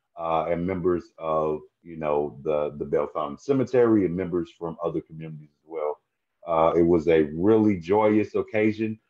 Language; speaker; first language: English; native; English